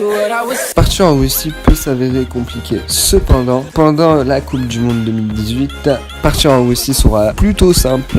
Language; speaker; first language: French; native; French